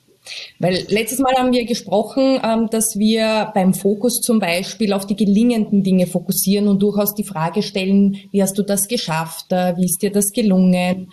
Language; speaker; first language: German; native; German